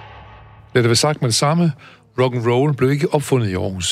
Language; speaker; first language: Danish; native; Danish